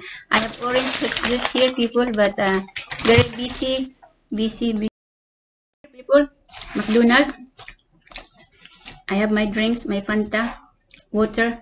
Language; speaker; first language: English; non-native, learner; Cebuano